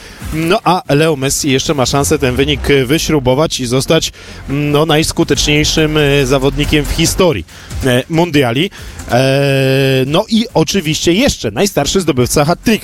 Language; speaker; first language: Polish; native; Polish